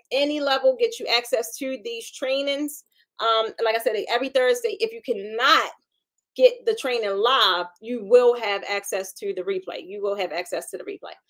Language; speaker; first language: English; native; English